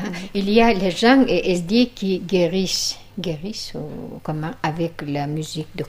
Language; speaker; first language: French; non-native, fluent; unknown